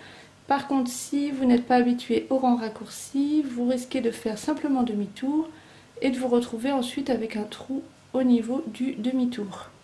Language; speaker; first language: French; native; French